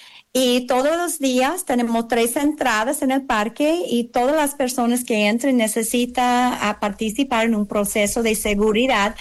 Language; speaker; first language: Spanish; non-native, learner; English